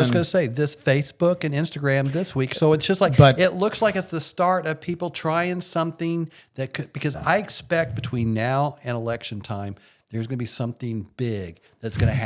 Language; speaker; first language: English; native; English